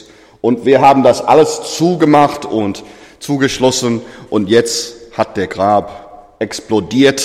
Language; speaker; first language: German; non-native, fluent; English